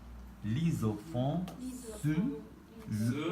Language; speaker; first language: French; non-native, learner; Arabic